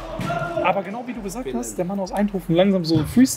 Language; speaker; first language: German; native; German